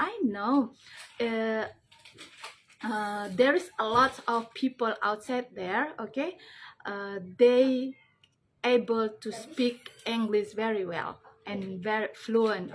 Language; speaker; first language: English; non-native, learner; Indonesian